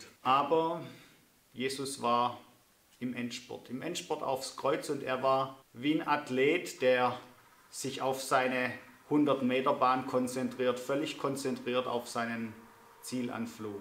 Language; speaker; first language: German; native; German